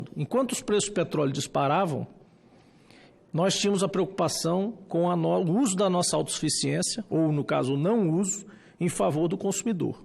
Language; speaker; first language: Portuguese; native; Portuguese